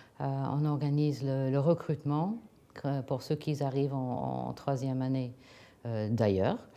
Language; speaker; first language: French; non-native, fluent; English